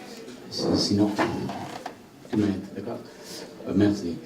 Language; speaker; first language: French; non-native, learner; Italian